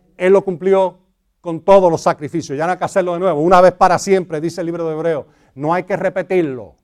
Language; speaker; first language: Spanish; early bilingual, heritage; Spanish